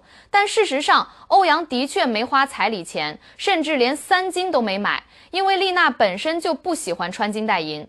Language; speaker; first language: Chinese; native; Chinese